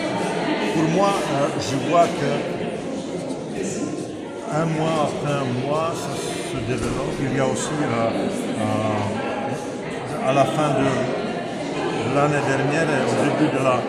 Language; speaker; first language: French; non-native, fluent; Czech